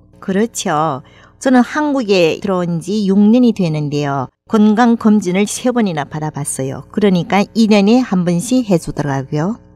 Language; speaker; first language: Korean; native; Korean